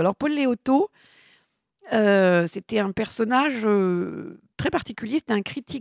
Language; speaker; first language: French; native; French